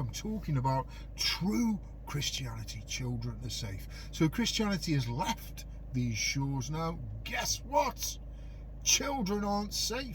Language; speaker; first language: English; native; English